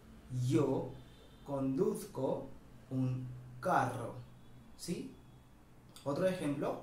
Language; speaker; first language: Spanish; non-native, fluent; Hindi